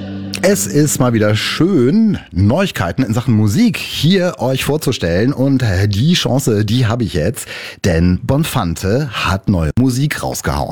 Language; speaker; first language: German; native; German